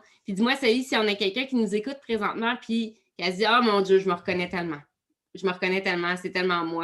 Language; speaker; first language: French; native; French